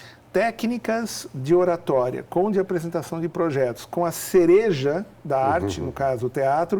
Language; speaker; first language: Portuguese; native; Portuguese